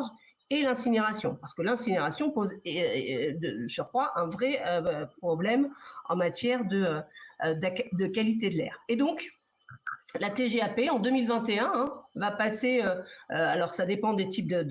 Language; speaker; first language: French; native; French